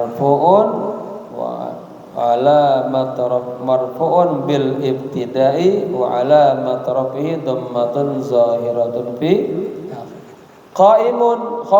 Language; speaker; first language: Arabic; non-native, fluent; Indonesian